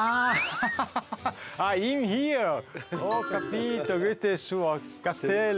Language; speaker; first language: Italian; non-native, learner; Korean